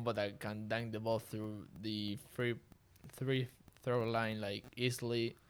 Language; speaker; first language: English; non-native, fluent; Spanish